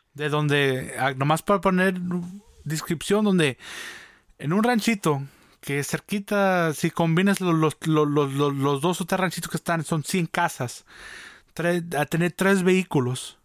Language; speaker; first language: Spanish; early bilingual, other home language; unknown